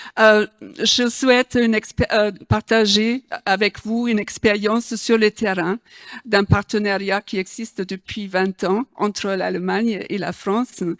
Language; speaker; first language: French; non-native, fluent; German